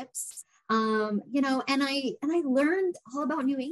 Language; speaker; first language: English; native; English